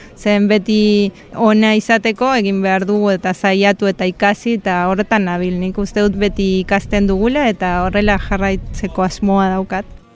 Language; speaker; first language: Basque; non-native, fluent; Spanish